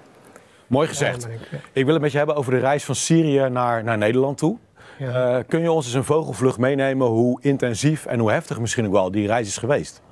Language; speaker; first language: Dutch; native; Dutch